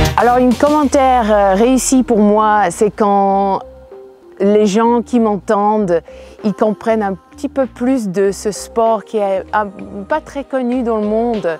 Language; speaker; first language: French; non-native, fluent; English